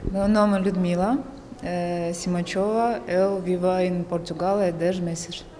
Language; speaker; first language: Portuguese; non-native, learner; Ukrainian